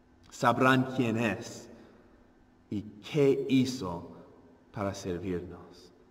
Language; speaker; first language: Spanish; non-native, fluent; English